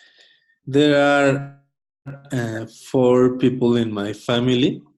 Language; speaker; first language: English; non-native, learner; Spanish